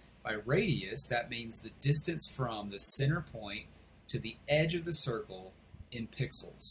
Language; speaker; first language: English; native; English